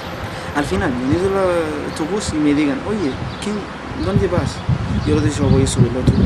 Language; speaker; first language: Spanish; non-native, learner; Arabic